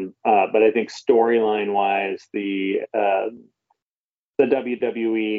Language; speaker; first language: English; native; English